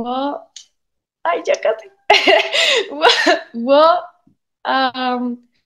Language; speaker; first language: Chinese; non-native, learner; Spanish